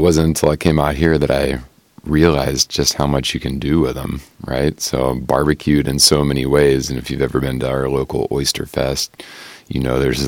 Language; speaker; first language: English; native; English